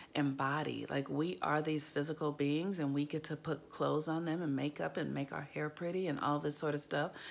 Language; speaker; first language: English; native; English